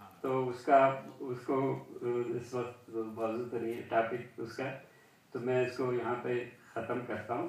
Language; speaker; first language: Urdu; early bilingual, heritage; Urdu